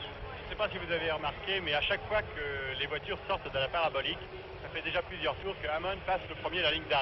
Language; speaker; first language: French; native; French